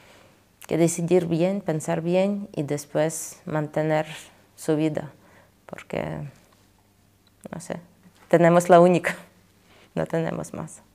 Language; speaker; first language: Spanish; non-native, fluent; Ukrainian